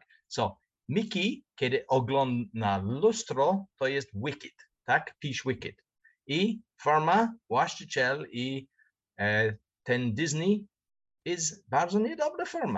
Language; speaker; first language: Polish; non-native, learner; English